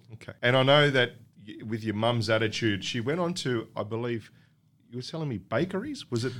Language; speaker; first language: English; native; English